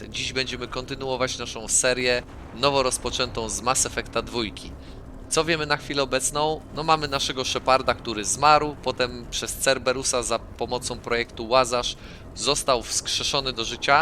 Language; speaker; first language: Polish; native; Polish